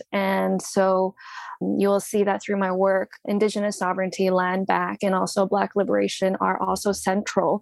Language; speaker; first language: English; non-native, local second language; Cantonese